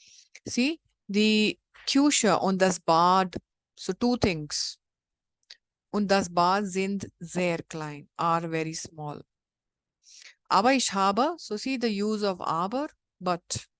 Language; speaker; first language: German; non-native, fluent; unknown